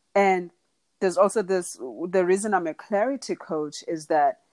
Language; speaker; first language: English; non-native, local second language; Xhosa